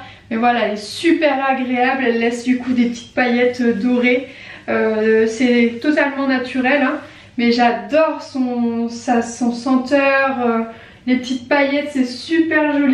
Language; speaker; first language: French; native; French